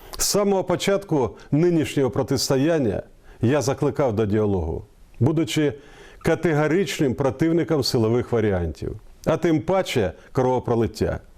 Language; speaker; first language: Ukrainian; non-native, local second language; Russian